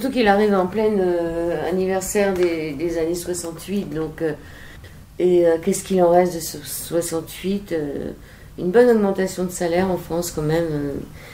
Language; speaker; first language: French; native; French